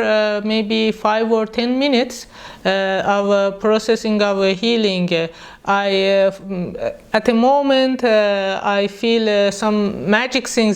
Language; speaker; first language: English; non-native, learner; Persian